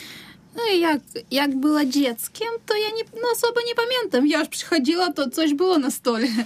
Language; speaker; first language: Polish; non-native, learner; Russian